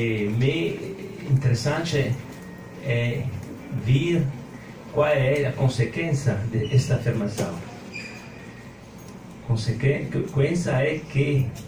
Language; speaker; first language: Portuguese; non-native, learner; French